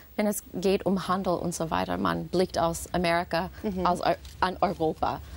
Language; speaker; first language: German; non-native, fluent; English